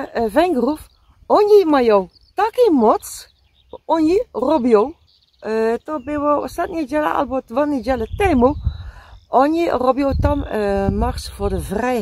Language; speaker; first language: Polish; non-native, learner; Dutch